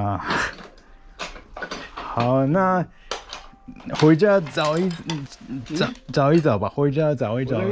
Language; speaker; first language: Chinese; non-native, learner; Japanese